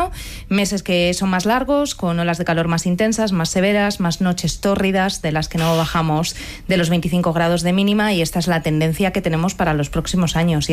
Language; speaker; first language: Spanish; native; Spanish